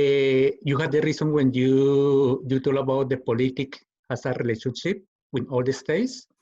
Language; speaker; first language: English; non-native, learner; Spanish